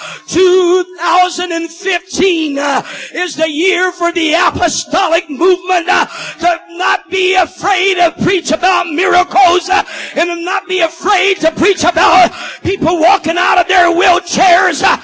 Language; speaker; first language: English; non-native, fluent; Portuguese